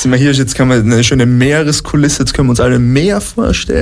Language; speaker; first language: German; native; German